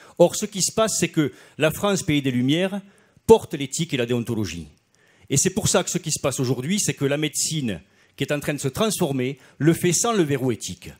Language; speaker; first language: French; native; French